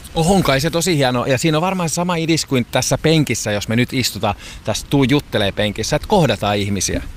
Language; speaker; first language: Finnish; native; Finnish